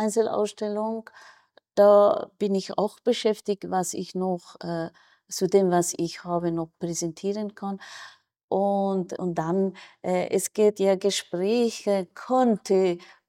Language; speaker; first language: German; non-native, fluent; Persian